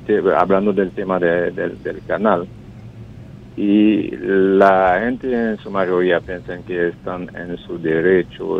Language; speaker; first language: Spanish; non-native, fluent; Haitian Creole